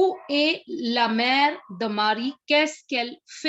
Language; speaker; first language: French; non-native, fluent; Hindi